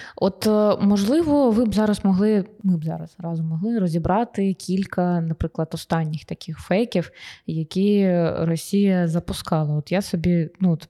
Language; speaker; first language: Ukrainian; native; Ukrainian